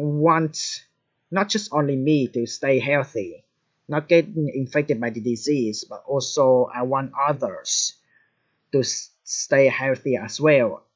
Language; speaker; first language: English; non-native, fluent; Vietnamese